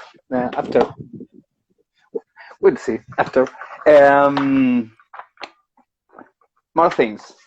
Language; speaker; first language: English; non-native, learner; Spanish